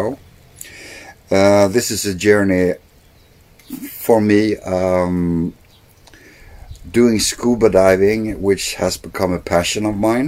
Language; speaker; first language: English; non-native, fluent; Swedish